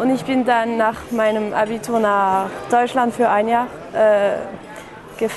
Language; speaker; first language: German; non-native, fluent; French